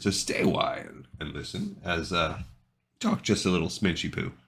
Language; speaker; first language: English; native; English